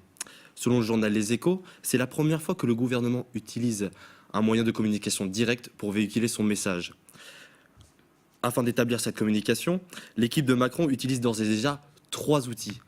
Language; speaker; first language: French; native; French